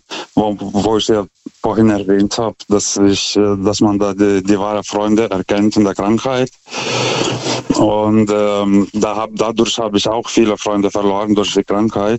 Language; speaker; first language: German; non-native, fluent; Lithuanian